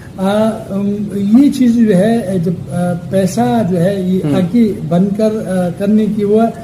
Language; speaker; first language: Urdu; non-native, local second language; Pashto